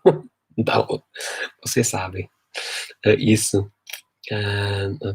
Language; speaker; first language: Portuguese; non-native, fluent; English